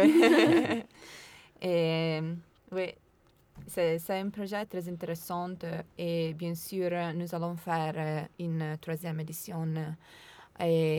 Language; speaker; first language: French; non-native, learner; Italian